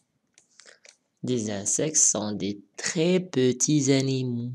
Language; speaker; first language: French; non-native, local second language; Arabic